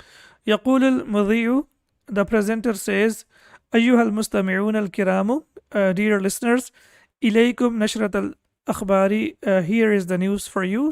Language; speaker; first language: Arabic; non-native, fluent; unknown